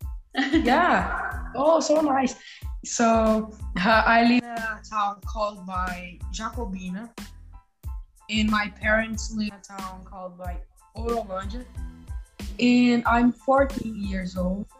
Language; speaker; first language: English; non-native, learner; Portuguese